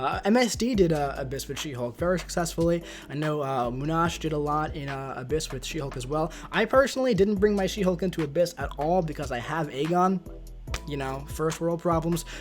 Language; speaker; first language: English; native; English